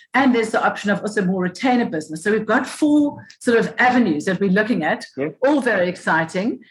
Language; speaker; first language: English; native; English